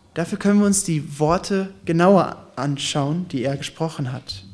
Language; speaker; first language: German; native; German